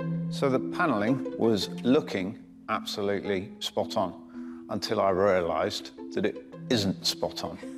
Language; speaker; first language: English; native; English